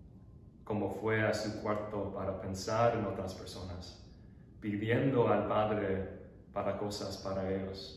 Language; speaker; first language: Spanish; non-native, learner; English